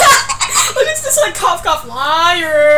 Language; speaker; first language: English; native; English